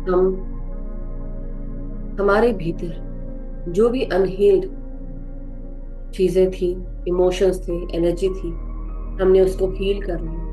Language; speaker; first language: Hindi; native; Hindi